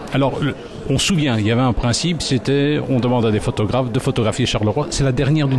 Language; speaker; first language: French; native; French